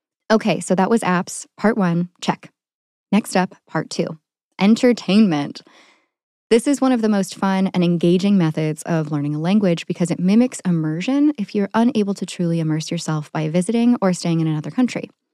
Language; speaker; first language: English; native; English